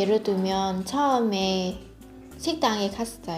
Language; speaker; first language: Korean; non-native, fluent; Vietnamese